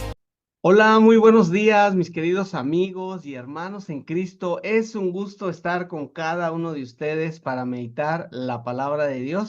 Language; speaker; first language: Spanish; native; Spanish